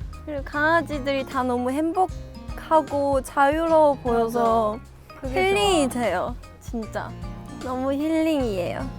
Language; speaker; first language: Korean; non-native, fluent; Chinese